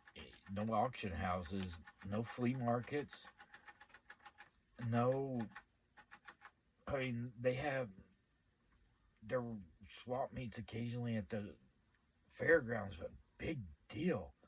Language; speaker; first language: English; native; English